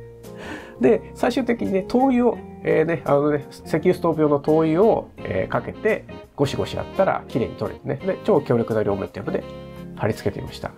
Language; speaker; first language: Japanese; native; Japanese